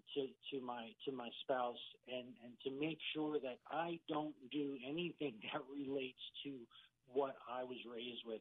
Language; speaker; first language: English; native; English